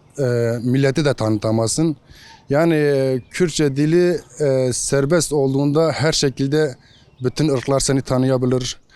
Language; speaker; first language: Turkish; non-native, local second language; Kurdish